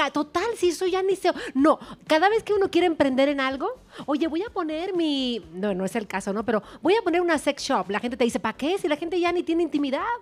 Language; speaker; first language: Spanish; native; Spanish